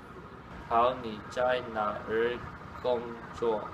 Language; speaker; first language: Chinese; non-native, learner; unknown